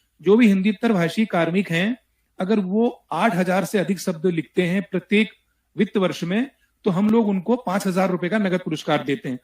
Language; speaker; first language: Hindi; native; Hindi